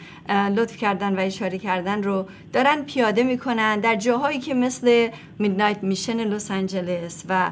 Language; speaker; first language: Persian; native; Persian